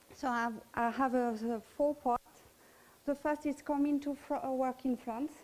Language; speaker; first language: English; non-native, learner; French